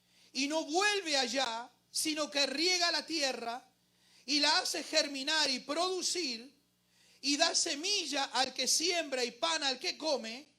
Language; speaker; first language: Spanish; native; Spanish